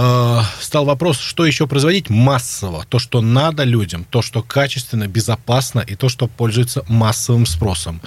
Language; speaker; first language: Russian; native; Russian